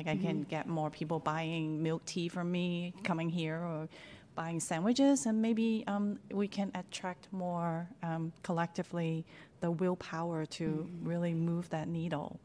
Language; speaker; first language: English; non-native, local second language; Cantonese